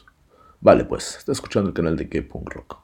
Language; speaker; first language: Spanish; native; Spanish